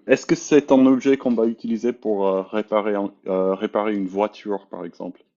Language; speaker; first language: French; non-native, fluent; English